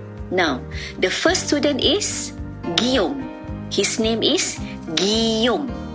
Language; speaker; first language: English; non-native, local second language; Malay